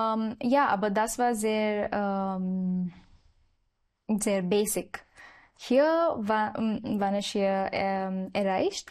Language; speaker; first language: German; non-native, learner; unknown